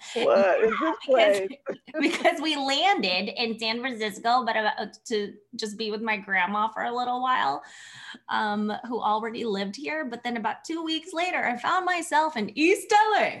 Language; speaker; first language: English; early bilingual, other home language; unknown